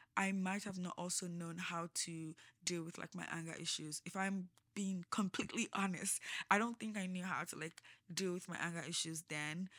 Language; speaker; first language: English; non-native, local second language; Yoruba